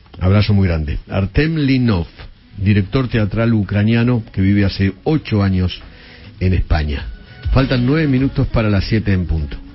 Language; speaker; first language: Spanish; native; Spanish